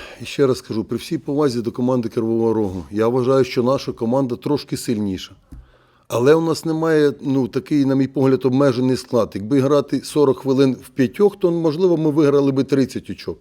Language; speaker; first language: Ukrainian; native; Ukrainian